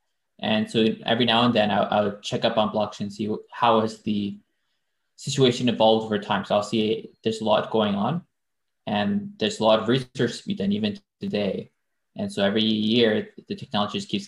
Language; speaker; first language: English; non-native, fluent; French